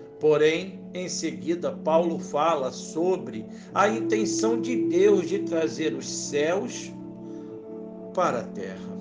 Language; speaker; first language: Portuguese; native; Portuguese